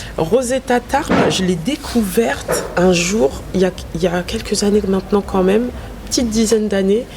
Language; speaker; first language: French; native; French